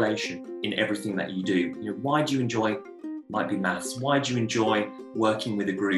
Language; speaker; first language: English; native; English